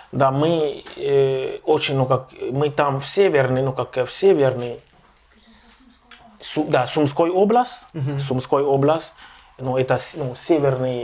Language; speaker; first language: Russian; non-native, local second language; Ukrainian